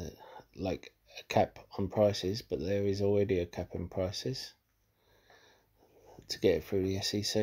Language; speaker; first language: English; native; English